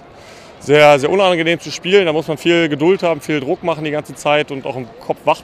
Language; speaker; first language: German; native; German